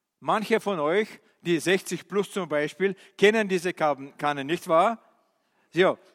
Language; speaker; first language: German; non-native, fluent; Bulgarian